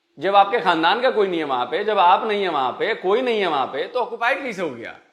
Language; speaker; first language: Hindi; native; Hindi